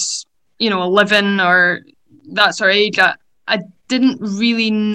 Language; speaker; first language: English; native; English